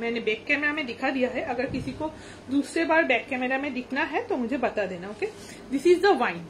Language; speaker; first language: Hindi; non-native, local second language; Bangla